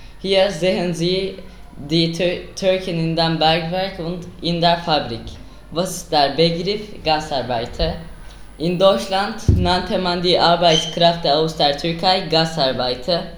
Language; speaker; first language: German; non-native, learner; Turkish